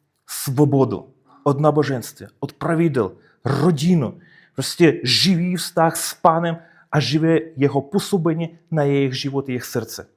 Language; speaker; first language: Czech; non-native, fluent; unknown